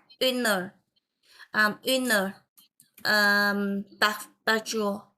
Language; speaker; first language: French; non-native, learner; Vietnamese